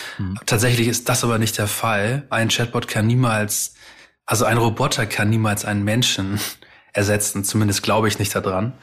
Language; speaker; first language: German; early bilingual, other home language; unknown